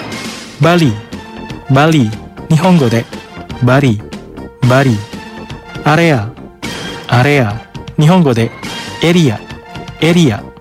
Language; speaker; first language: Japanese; non-native, fluent; Indonesian